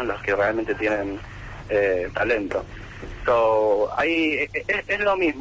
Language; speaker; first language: Spanish; native; Spanish